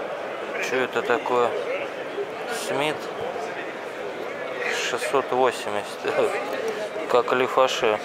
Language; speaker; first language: Russian; native; Russian